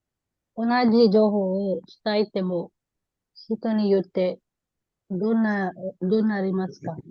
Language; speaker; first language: Japanese; non-native, learner; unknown